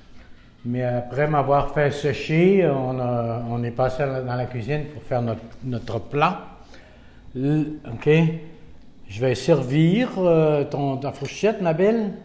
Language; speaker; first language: French; non-native, fluent; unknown